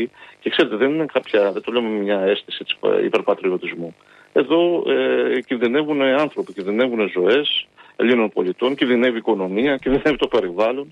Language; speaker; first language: Greek; native; Greek